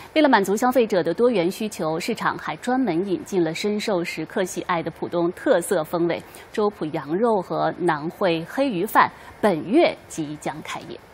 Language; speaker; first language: Chinese; native; Chinese